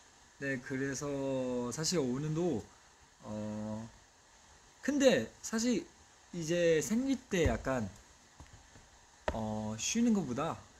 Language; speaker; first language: Korean; non-native, fluent; Chinese